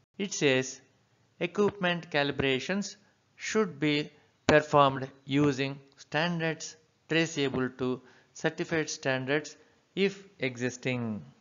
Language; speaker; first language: English; non-native, local second language; Telugu